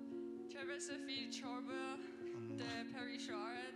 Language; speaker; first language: Romanian; early bilingual, heritage; English